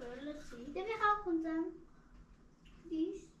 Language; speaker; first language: German; early bilingual, other home language; Korean